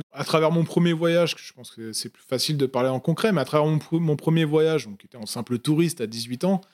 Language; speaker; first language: French; native; French